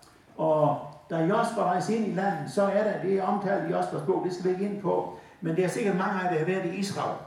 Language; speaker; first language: Danish; native; Danish